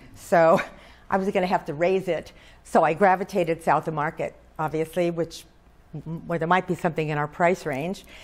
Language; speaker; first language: English; native; English